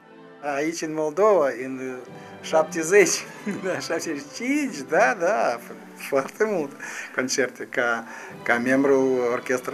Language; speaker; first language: Romanian; non-native, local second language; Russian